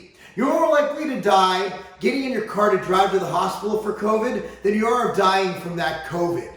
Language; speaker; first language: English; native; English